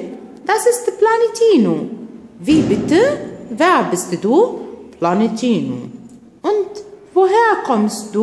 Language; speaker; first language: German; non-native, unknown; Arabic